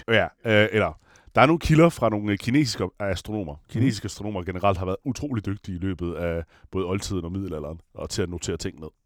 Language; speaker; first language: Danish; non-native, fluent; Italian